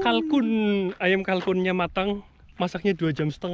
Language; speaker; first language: Indonesian; native; Indonesian